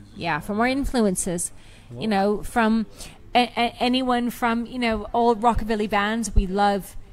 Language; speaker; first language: English; native; English